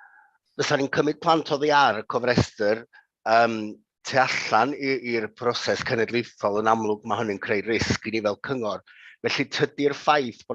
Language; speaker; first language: Welsh; native; Welsh